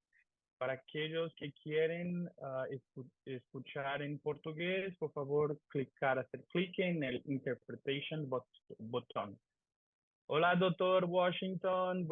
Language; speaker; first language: Spanish; non-native, learner; Portuguese